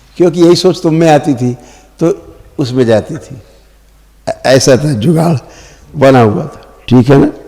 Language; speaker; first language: Hindi; native; Hindi